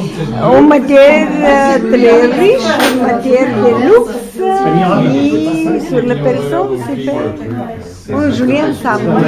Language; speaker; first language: French; non-native, learner; Bulgarian